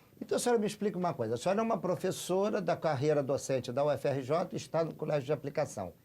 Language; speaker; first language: Portuguese; native; Portuguese